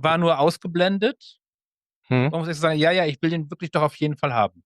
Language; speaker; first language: German; native; German